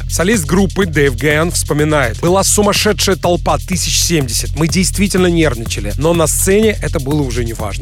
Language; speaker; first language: Russian; native; Russian